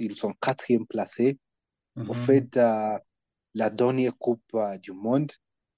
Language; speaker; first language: French; non-native, learner; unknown